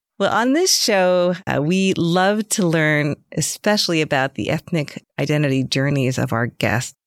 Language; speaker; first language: English; native; English